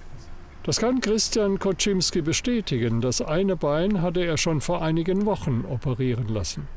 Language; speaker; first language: German; native; German